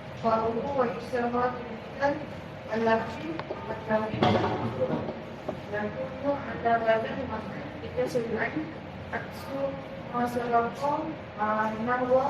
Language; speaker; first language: Arabic; non-native, learner; Malay